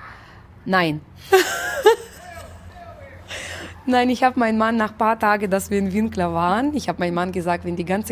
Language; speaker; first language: German; non-native, fluent; Russian